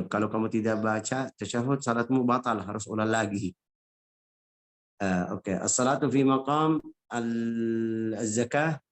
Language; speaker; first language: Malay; non-native, fluent; Arabic